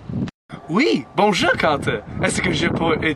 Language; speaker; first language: French; non-native, learner; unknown